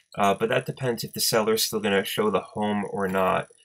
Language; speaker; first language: English; native; English